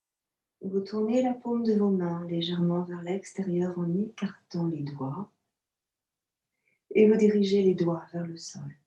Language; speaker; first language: French; native; French